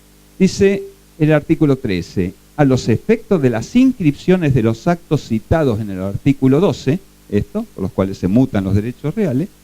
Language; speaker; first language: Spanish; native; Spanish